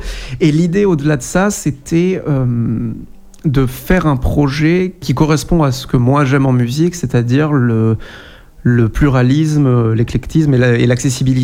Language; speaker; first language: French; native; French